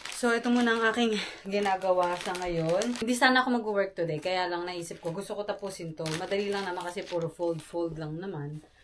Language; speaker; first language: Filipino; native; Filipino